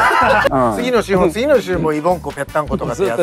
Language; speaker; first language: Japanese; native; Japanese